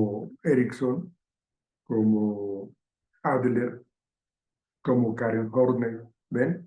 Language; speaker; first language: Spanish; native; Spanish